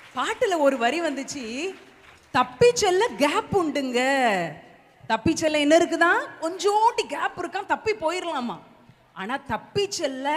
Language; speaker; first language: Tamil; native; Tamil